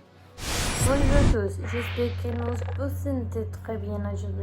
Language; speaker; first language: French; non-native, learner; Spanish